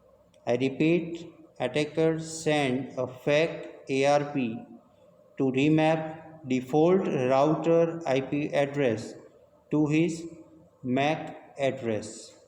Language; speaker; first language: English; non-native, local second language; Gujarati